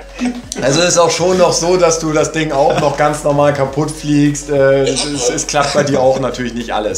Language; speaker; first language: German; native; German